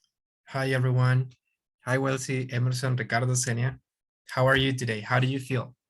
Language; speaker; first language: English; non-native, fluent; Spanish